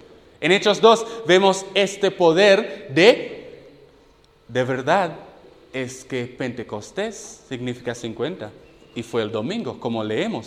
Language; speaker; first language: Spanish; non-native, fluent; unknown